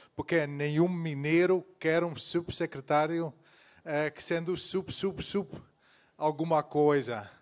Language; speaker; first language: Portuguese; non-native, fluent; Dutch